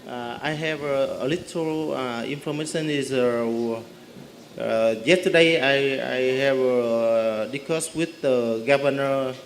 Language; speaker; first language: English; non-native, learner; Vietnamese